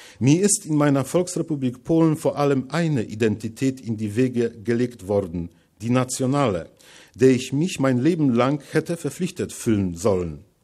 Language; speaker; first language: German; non-native, fluent; Polish